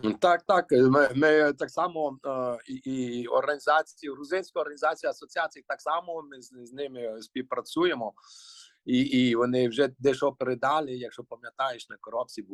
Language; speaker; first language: Ukrainian; early bilingual, heritage; Ukrainian